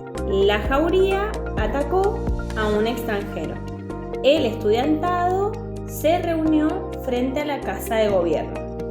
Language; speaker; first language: Spanish; native; Spanish